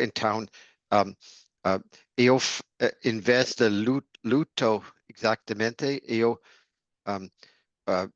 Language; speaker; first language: Portuguese; non-native, learner; English